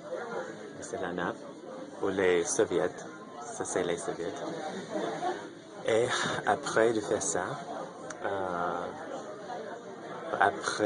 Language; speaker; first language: French; non-native, learner; English